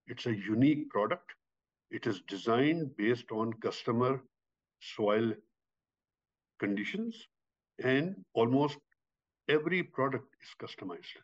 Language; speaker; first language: English; non-native, local second language; Urdu